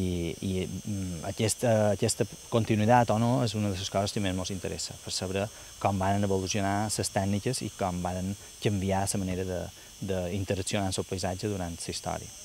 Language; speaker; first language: Catalan; native; Catalan